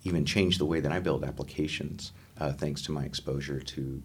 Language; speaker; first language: English; native; English